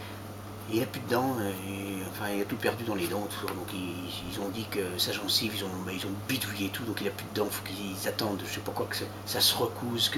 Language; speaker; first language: French; native; French